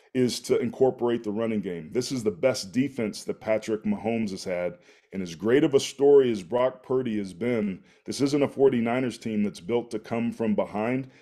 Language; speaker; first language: English; native; English